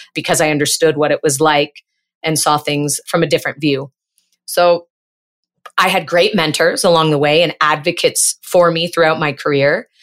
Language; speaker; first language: English; native; English